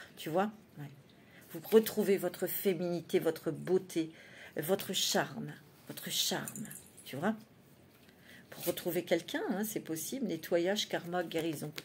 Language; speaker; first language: French; native; French